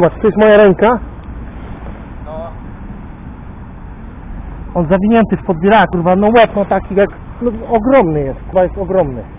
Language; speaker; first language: Polish; native; Polish